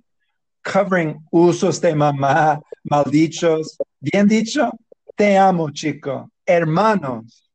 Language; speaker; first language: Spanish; non-native, learner; English